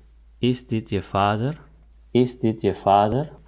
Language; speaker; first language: Dutch; non-native, learner; Spanish